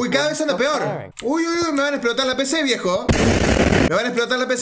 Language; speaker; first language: Spanish; native; Spanish